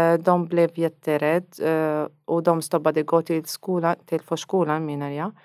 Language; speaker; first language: Swedish; non-native, learner; Arabic